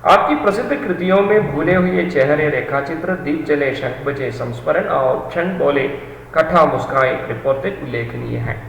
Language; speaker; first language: Hindi; non-native, local second language; Malayalam